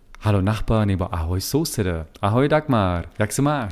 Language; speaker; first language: Czech; non-native, learner; German